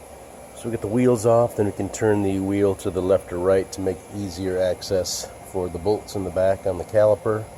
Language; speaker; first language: English; native; English